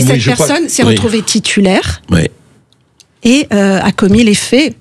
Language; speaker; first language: French; native; French